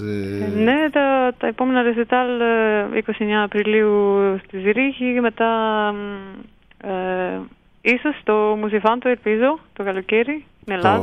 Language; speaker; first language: Greek; early bilingual, heritage; Romanian